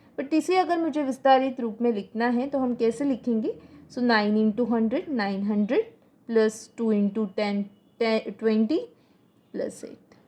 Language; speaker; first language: Hindi; non-native, local second language; Marathi